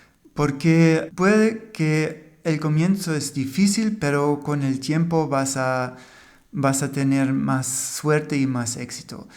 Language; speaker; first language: Spanish; non-native, fluent; German